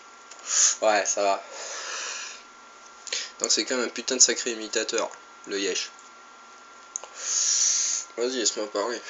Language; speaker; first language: French; native; French